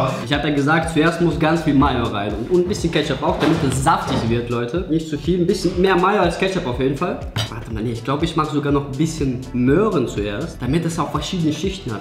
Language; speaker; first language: German; native; German